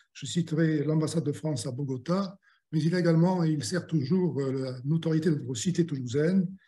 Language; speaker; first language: French; native; French